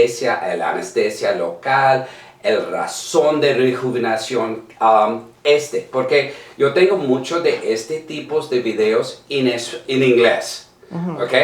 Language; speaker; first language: Spanish; non-native, learner; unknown